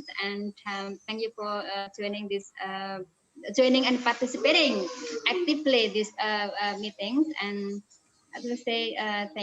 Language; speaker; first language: English; non-native, fluent; Indonesian